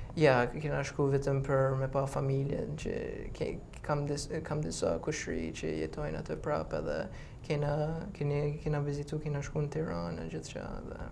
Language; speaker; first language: Albanian; early bilingual, heritage; Albanian